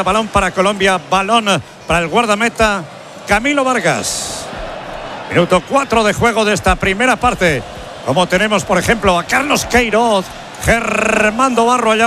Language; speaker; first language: Spanish; native; Spanish